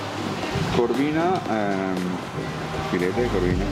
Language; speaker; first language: Spanish; native; Spanish